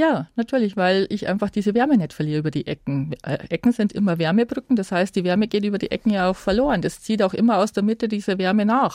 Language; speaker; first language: German; native; German